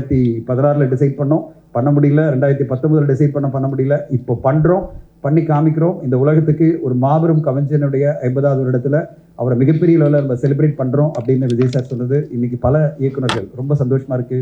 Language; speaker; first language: Tamil; native; Tamil